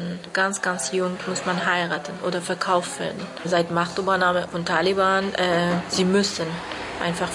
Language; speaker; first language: German; non-native, fluent; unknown